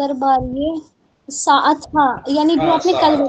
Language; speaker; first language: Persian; non-native, learner; Urdu